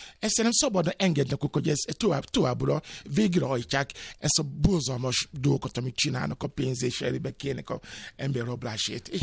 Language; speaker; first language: Hungarian; non-native, fluent; Yoruba